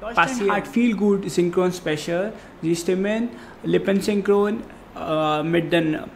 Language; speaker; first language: German; non-native, fluent; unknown